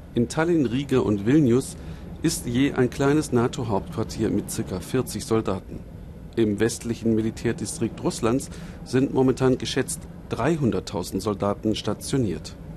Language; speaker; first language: German; native; German